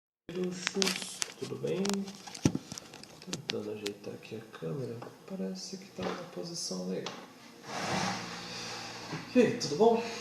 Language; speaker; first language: Portuguese; native; Portuguese